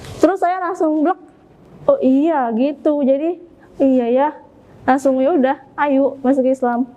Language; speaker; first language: Indonesian; native; Indonesian